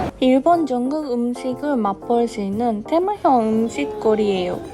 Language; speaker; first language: Korean; non-native, fluent; Japanese